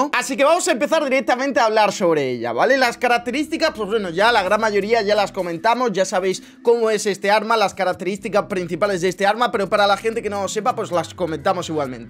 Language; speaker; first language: Spanish; native; Spanish